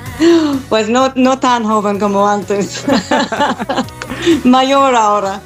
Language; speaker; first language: Spanish; non-native, fluent; English